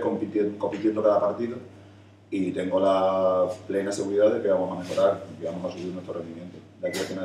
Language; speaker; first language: Spanish; native; Spanish